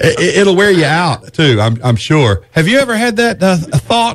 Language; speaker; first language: English; native; English